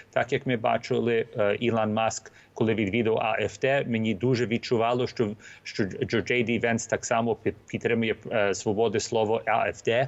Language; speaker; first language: Ukrainian; early bilingual, heritage; Ukrainian